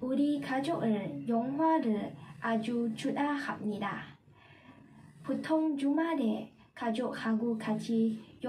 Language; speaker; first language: Korean; non-native, learner; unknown